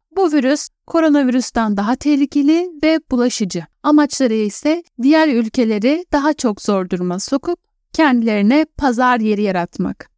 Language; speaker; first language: Turkish; native; Turkish